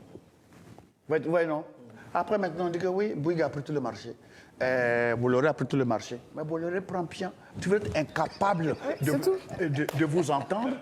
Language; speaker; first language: French; non-native, local second language; Dyula